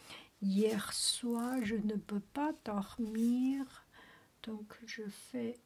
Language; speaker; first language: French; non-native, learner; Chinese